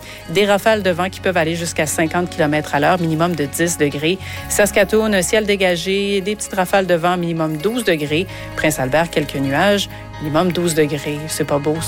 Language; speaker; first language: French; native; French